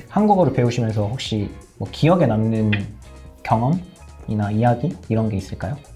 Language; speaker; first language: Korean; native; Korean